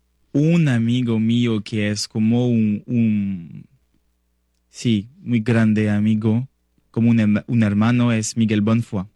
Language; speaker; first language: Spanish; non-native, learner; French